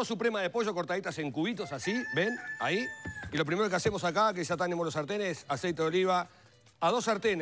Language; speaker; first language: Spanish; native; Spanish